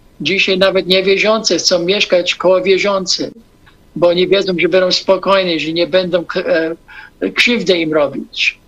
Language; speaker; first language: Polish; early bilingual, heritage; English